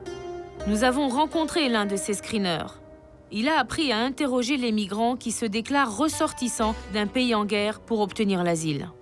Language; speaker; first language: French; native; French